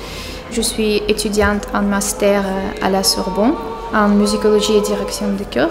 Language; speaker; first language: French; non-native, fluent; Ukrainian